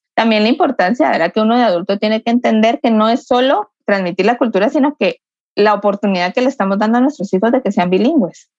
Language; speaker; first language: Spanish; native; Spanish